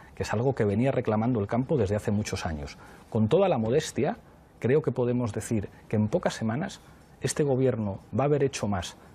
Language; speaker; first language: Spanish; native; Spanish